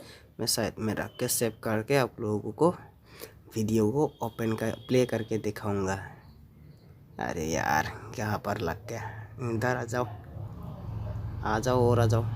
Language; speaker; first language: Hindi; non-native, local second language; Assamese